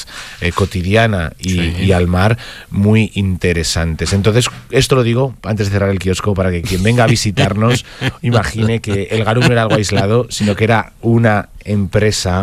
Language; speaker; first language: Spanish; native; Spanish